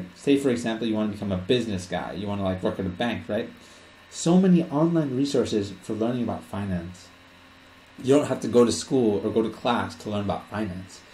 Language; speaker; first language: English; native; English